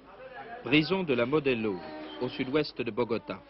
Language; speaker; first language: French; native; French